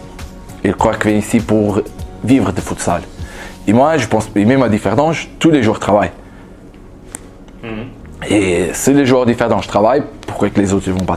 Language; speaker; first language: French; non-native, fluent; Portuguese